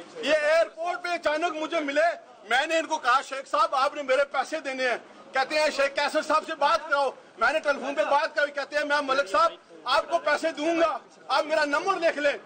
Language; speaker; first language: Urdu; non-native, local second language; Punjabi